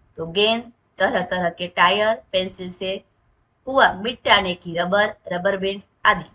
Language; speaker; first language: Hindi; non-native, local second language; Gujarati